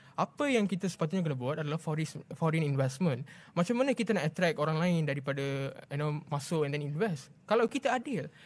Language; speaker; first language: Malay; non-native, local second language; Tamil